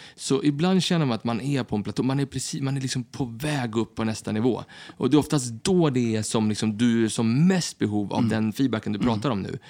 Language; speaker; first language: Swedish; native; Swedish